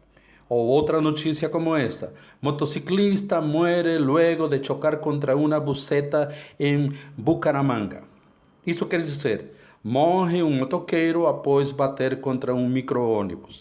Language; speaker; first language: Portuguese; non-native, fluent; Spanish